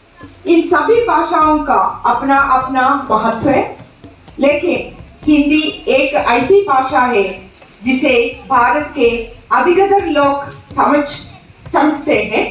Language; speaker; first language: Hindi; non-native, local second language; Malayalam